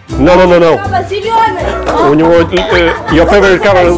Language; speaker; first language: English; non-native, fluent; Russian